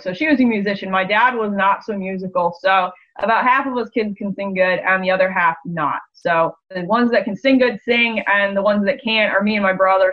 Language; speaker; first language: English; native; English